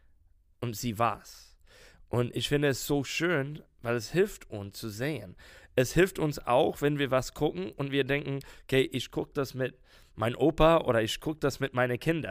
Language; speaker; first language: German; non-native, learner; English